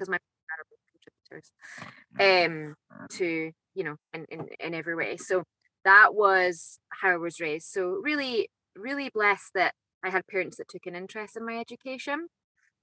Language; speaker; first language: English; native; English